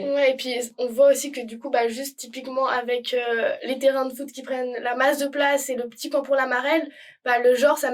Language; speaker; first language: French; native; French